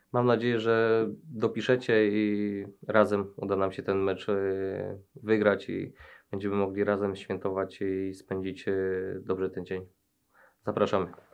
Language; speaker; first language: Polish; native; Polish